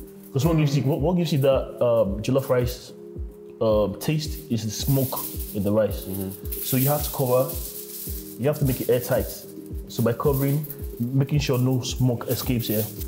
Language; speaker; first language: English; non-native, local second language; Yoruba